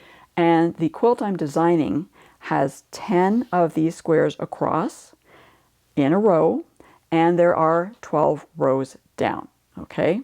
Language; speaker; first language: English; native; English